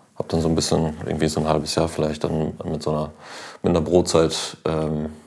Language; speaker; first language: German; native; German